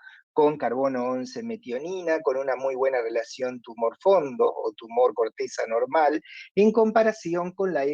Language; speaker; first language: Spanish; native; Spanish